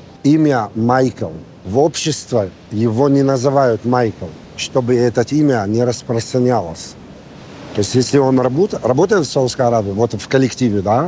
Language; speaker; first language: Russian; non-native, fluent; Arabic